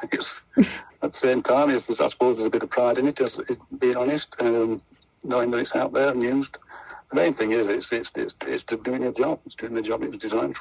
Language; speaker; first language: English; native; English